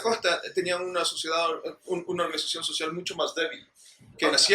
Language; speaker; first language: Spanish; native; Spanish